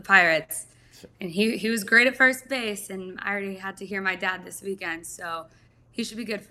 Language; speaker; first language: English; native; English